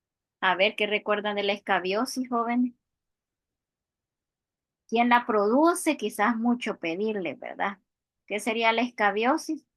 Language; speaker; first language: Spanish; native; Spanish